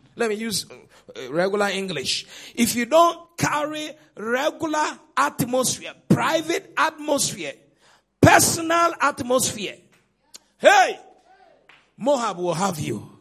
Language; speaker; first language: English; non-native, local second language; Akan